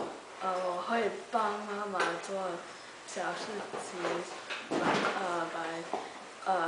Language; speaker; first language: Chinese; early bilingual, heritage; Chinese